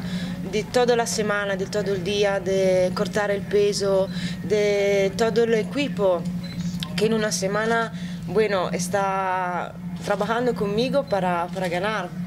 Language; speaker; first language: Italian; non-native, local second language; Spanish